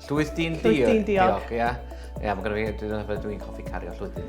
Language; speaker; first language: Welsh; non-native, local second language; English